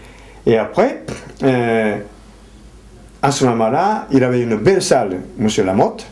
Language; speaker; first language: French; non-native, fluent; Japanese